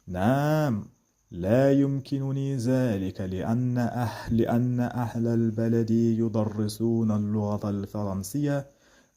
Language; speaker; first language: Arabic; non-native, fluent; Wolof